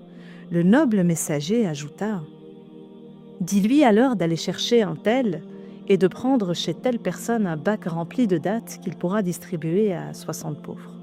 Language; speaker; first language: French; native; French